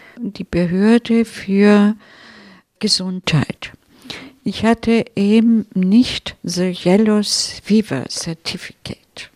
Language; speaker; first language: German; non-native, fluent; Italian